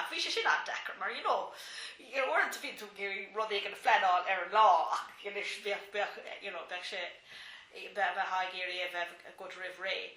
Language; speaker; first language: Irish; non-native, local second language; English